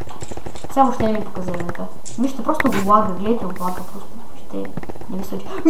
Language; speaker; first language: Bulgarian; native; Bulgarian